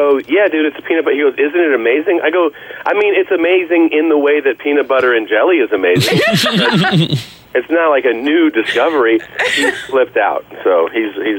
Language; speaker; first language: English; early bilingual, other home language; Spanish